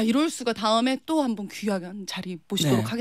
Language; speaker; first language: Korean; native; Korean